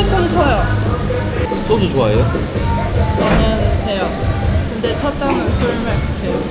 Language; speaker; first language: Korean; non-native, fluent; Cantonese